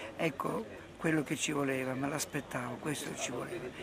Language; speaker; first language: Italian; native; Italian